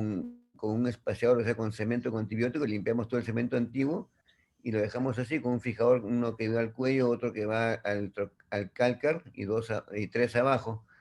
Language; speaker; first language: Spanish; native; Spanish